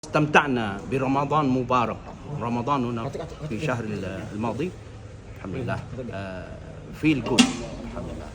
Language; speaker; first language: Arabic; non-native, learner; Malay